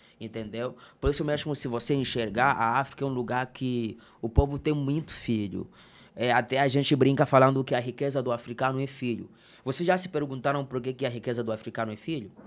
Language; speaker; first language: Portuguese; non-native, local second language; Makhuwa